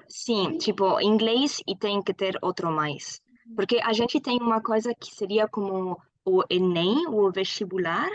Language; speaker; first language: Portuguese; non-native, fluent; German